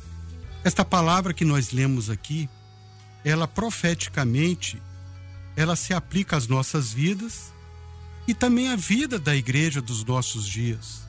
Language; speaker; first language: Portuguese; native; Portuguese